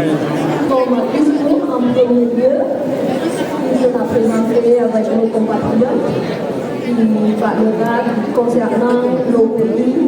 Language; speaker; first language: French; non-native, fluent; Khmer